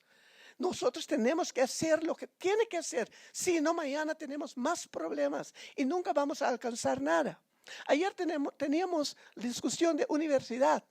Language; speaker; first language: Spanish; non-native, fluent; Papiamento